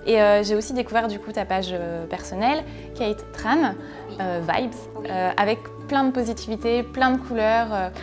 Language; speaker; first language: French; native; French